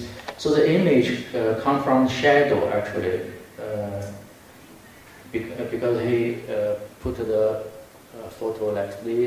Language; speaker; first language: English; non-native, fluent; Chinese